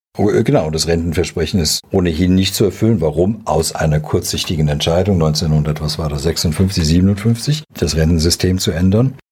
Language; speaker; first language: German; early bilingual, other home language; Serbian